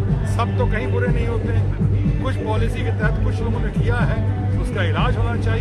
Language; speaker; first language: Hindi; native; Hindi